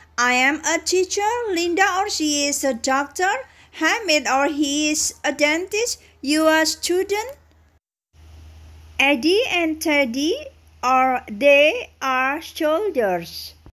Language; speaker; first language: English; non-native, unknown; Indonesian